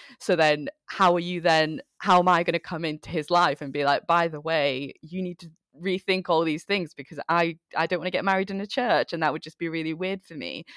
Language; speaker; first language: English; early bilingual, other home language; Bangla